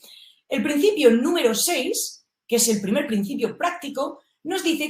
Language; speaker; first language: Spanish; native; Spanish